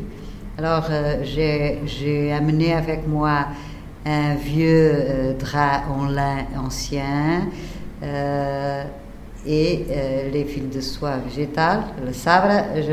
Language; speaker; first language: French; non-native, fluent; Portuguese